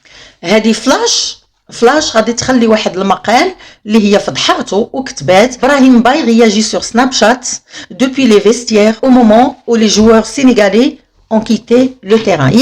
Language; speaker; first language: Arabic; native; Arabic